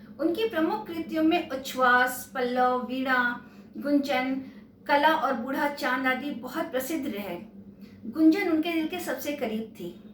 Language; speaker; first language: Hindi; native; Hindi